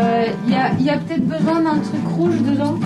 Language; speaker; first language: French; native; French